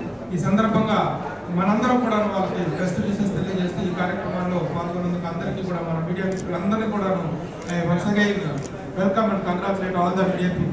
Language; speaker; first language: Telugu; native; Telugu